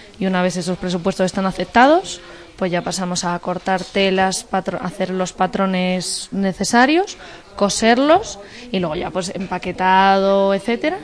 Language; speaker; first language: Spanish; native; Spanish